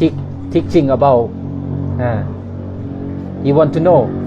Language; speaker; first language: English; non-native, learner; Thai